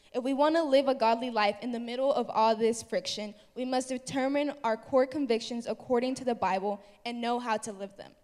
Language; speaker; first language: English; native; English